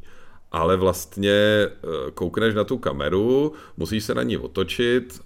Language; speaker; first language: Czech; native; Czech